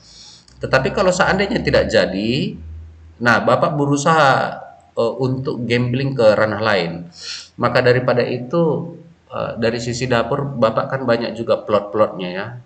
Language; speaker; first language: Indonesian; native; Indonesian